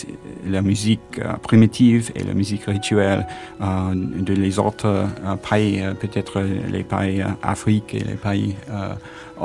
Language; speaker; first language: French; non-native, learner; English